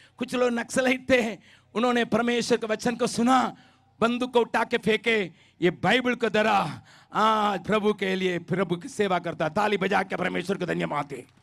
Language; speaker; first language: Hindi; non-native, local second language; Tamil